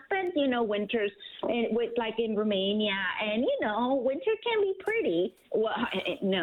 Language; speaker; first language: English; non-native, fluent; German